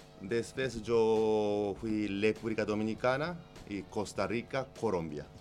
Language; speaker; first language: Spanish; non-native, learner; Japanese